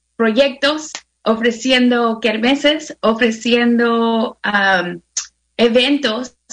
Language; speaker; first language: Spanish; native; Spanish